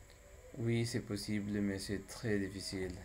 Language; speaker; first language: French; non-native, learner; English